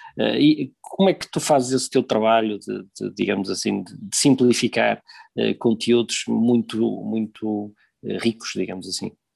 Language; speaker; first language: Portuguese; native; Portuguese